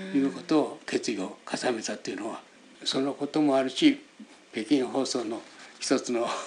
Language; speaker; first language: Japanese; native; Japanese